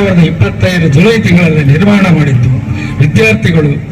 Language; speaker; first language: Kannada; native; Kannada